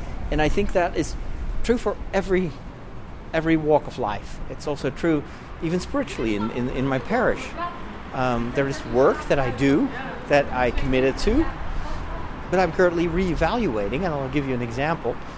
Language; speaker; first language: English; non-native, fluent; Dutch